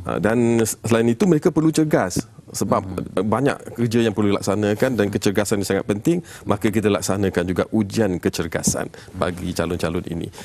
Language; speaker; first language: Malay; native; Malay